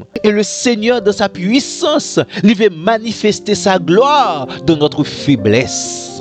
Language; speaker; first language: French; non-native, local second language; Haitian Creole